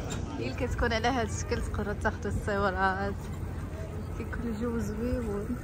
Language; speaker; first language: Arabic; native; Arabic